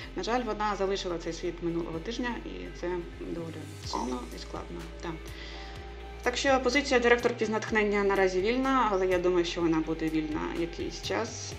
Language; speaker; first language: Ukrainian; native; Ukrainian